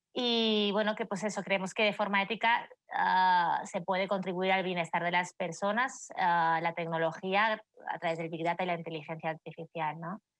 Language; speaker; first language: Spanish; native; Spanish